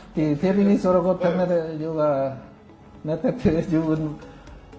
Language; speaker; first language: Mongolian; non-native, fluent; Lao